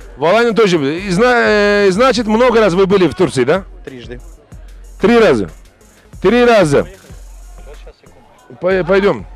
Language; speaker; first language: Russian; non-native, learner; Turkish